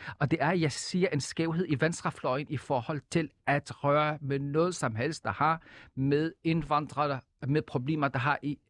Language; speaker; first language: Danish; non-native, fluent; Arabic